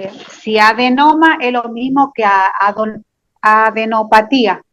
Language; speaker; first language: Spanish; native; Spanish